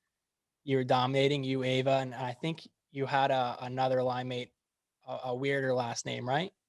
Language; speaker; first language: English; native; English